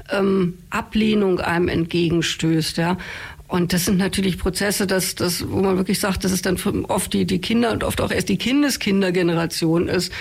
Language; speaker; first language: German; native; German